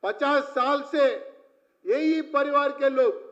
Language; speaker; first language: Hindi; non-native, local second language; Telugu